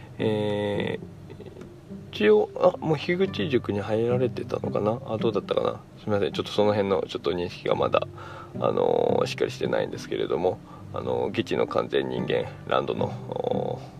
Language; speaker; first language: Japanese; native; Japanese